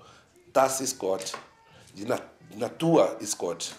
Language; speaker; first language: German; non-native, fluent; Portuguese